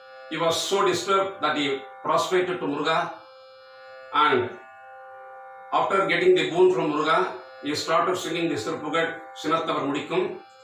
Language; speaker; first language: English; non-native, local second language; Tamil